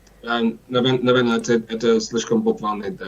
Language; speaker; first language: Russian; non-native, learner; English